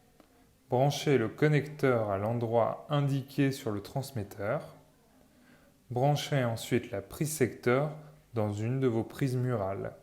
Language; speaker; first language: French; native; French